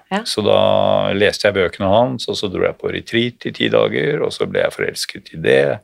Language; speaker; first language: Norwegian; native; Norwegian